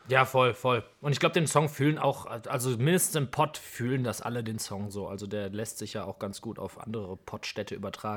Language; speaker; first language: German; native; German